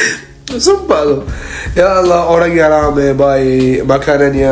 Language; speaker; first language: Indonesian; non-native, fluent; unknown